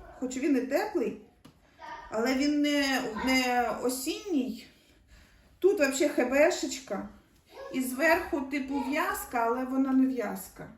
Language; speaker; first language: Ukrainian; native; Ukrainian